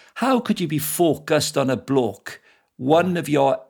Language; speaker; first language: English; native; English